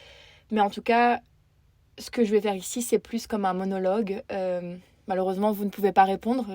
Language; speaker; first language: French; native; French